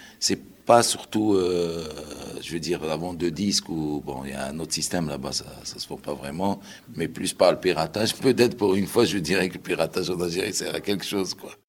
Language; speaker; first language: French; non-native, local second language; Arabic